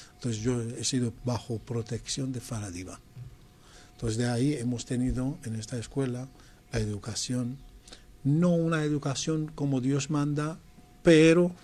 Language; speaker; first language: Spanish; non-native, fluent; Persian